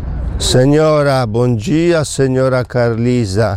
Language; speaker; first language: Portuguese; non-native, learner; Polish